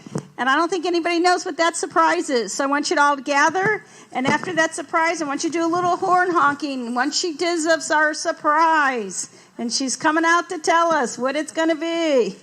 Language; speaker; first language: English; native; English